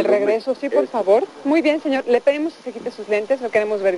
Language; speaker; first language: Spanish; native; Spanish